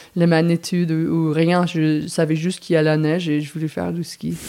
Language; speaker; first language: French; non-native, fluent; English